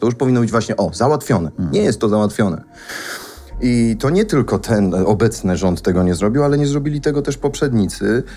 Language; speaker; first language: Polish; non-native, fluent; Georgian